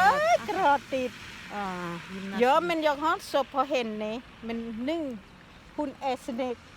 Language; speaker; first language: Swedish; non-native, learner; Thai